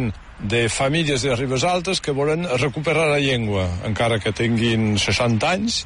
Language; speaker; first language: Catalan; native; Catalan